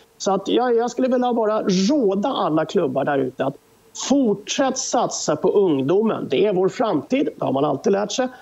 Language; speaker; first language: Swedish; native; Swedish